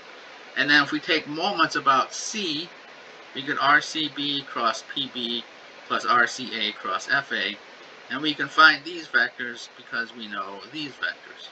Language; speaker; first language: English; native; English